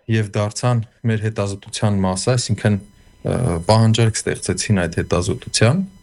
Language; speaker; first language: Armenian; native; Armenian